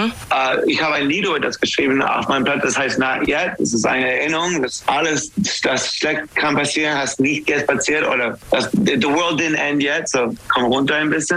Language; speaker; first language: German; non-native, learner; English